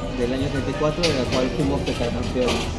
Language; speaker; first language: Spanish; native; Spanish